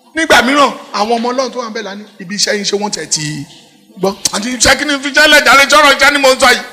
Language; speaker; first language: English; non-native, local second language; Yoruba